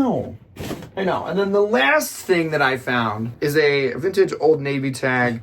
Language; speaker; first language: English; native; English